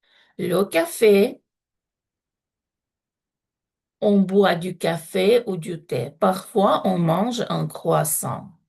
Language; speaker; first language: French; non-native, fluent; Ukrainian